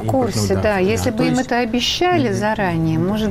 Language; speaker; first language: Russian; native; Russian